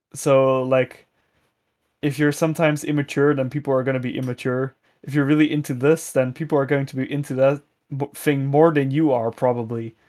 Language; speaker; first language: English; non-native, fluent; Dutch